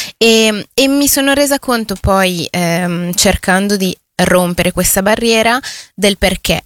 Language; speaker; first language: Italian; early bilingual, other home language; Spanish